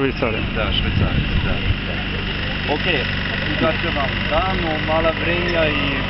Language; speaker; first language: Russian; non-native, learner; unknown